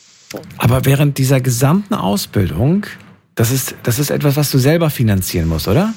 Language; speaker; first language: German; native; German